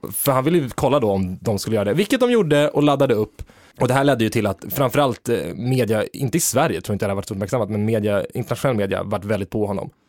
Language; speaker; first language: Swedish; native; Swedish